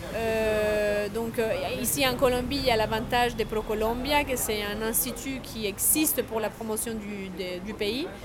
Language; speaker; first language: French; non-native, fluent; Spanish